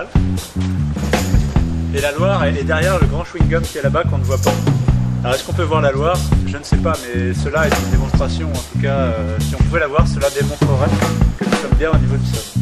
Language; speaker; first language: French; native; French